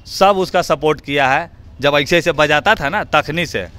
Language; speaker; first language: Hindi; native; Hindi